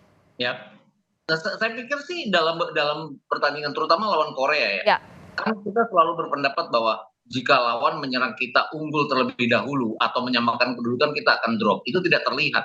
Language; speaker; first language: Indonesian; native; Indonesian